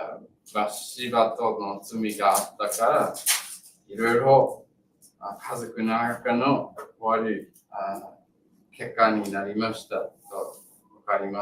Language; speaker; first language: Japanese; non-native, learner; English